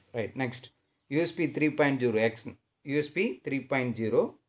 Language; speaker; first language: English; non-native, local second language; Tamil